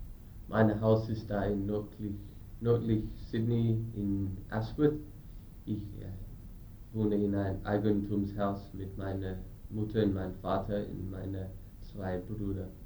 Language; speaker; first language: German; non-native, learner; English